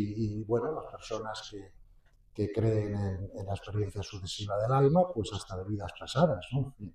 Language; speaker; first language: Spanish; native; Spanish